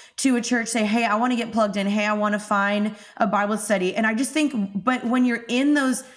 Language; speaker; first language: English; native; English